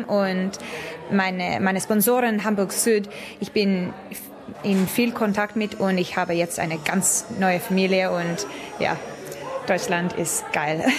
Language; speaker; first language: German; non-native, learner; English